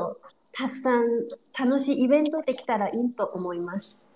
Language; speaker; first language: Japanese; non-native, fluent; Chinese